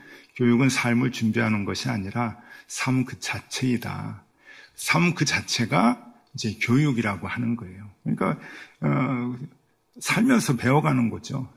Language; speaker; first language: Korean; native; Korean